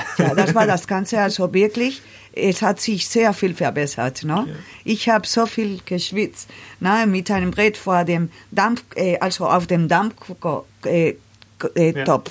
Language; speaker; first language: German; non-native, learner; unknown